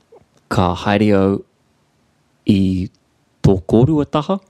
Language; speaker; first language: Māori; non-native, learner; English